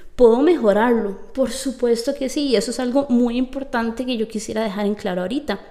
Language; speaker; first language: Spanish; native; Spanish